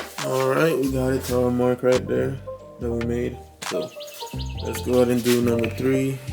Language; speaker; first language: English; native; English